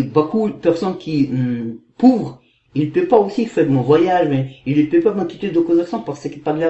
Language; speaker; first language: French; non-native, learner; Kazakh